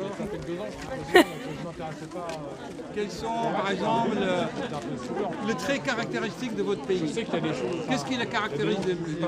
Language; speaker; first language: French; non-native, fluent; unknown